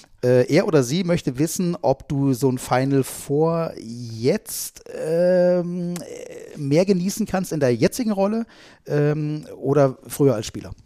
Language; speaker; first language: German; native; German